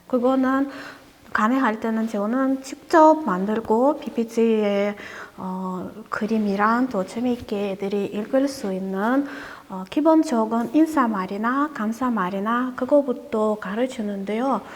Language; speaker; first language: Korean; non-native, learner; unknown